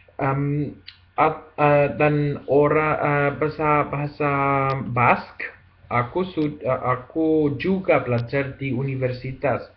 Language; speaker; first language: Indonesian; non-native, learner; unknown